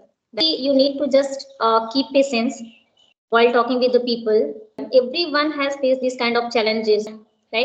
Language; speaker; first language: English; non-native, local second language; Hindi